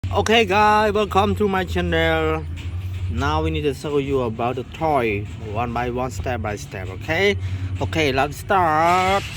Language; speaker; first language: English; non-native, learner; Indonesian